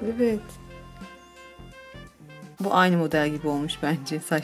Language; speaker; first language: Turkish; native; Turkish